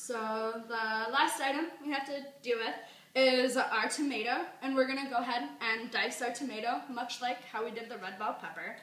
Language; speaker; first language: English; native; English